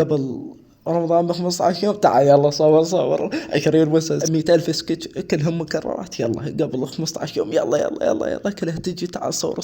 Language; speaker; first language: Arabic; native; Arabic